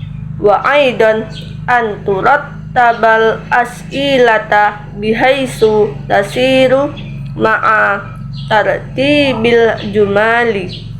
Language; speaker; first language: Arabic; non-native, learner; Indonesian